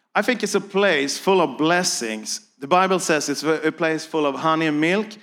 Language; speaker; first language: English; non-native, fluent; Swedish